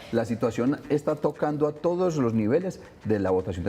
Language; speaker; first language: Spanish; native; Spanish